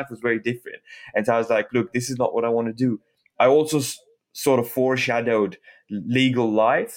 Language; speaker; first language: English; non-native, local second language; Urdu